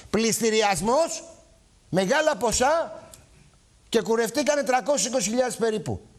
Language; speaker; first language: Greek; native; Greek